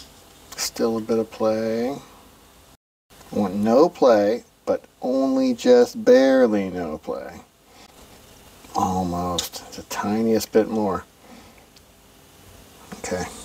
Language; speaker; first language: English; native; English